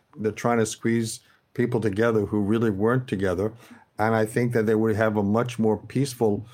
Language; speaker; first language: English; native; English